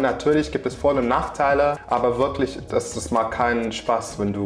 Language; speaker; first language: German; non-native, fluent; English